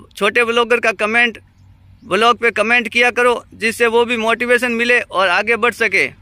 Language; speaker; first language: Hindi; native; Hindi